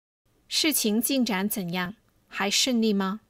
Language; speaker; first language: Chinese; native; Chinese